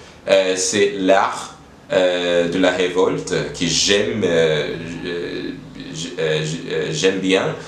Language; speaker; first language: French; non-native, learner; English